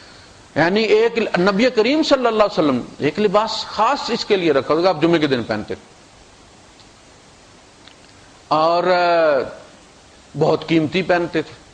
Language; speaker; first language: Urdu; non-native, local second language; Punjabi